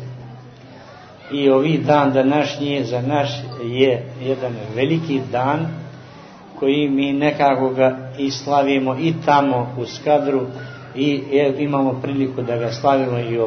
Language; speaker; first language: Serbian; early bilingual, heritage; Serbian